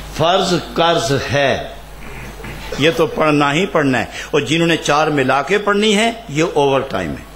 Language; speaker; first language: Urdu; non-native, local second language; Punjabi